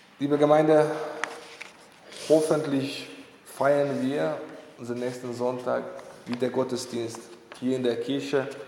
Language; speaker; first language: German; non-native, fluent; Hungarian